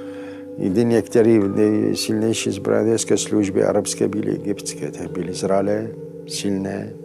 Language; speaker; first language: Czech; non-native, fluent; Arabic